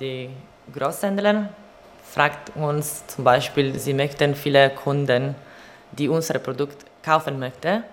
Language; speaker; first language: German; non-native, learner; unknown